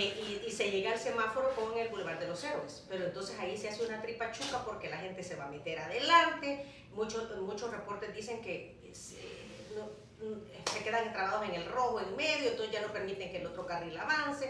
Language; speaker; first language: Spanish; native; Spanish